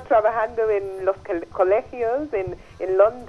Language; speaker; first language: Spanish; non-native, fluent; English